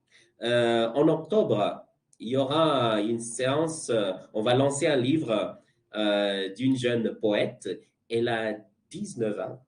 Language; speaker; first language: French; non-native, fluent; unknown